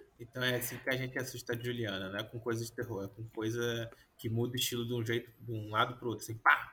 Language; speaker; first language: Portuguese; native; Portuguese